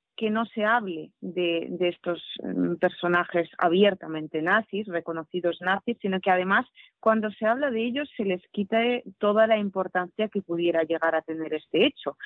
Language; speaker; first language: Spanish; non-native, fluent; Russian